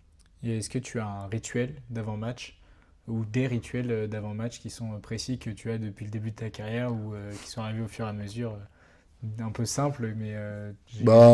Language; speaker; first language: French; native; French